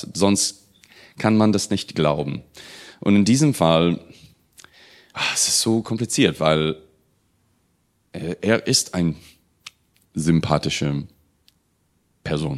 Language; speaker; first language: German; non-native, fluent; English